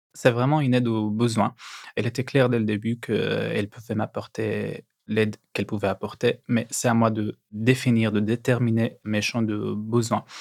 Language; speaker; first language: French; non-native, fluent; Arabic